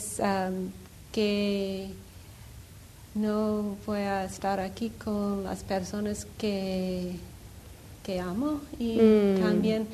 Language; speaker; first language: Spanish; non-native, learner; English